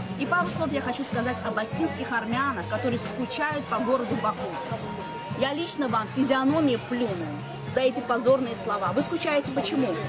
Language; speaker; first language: Russian; native; Russian